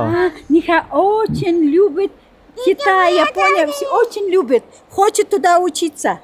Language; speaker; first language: Russian; non-native, local second language; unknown